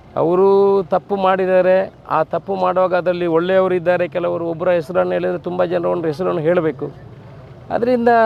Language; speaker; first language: Kannada; native; Kannada